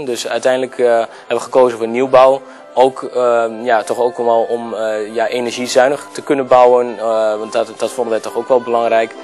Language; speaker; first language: Dutch; native; Dutch